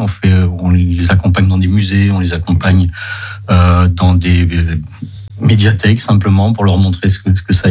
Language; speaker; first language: French; native; French